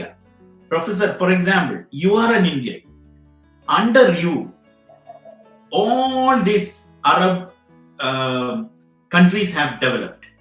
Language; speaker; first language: Hindi; non-native, local second language; Malayalam